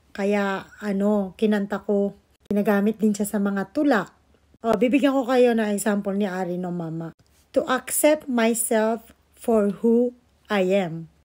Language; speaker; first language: Filipino; native; Filipino